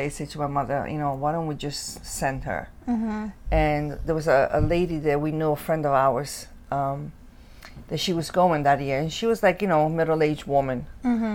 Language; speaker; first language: English; early bilingual, other home language; Italian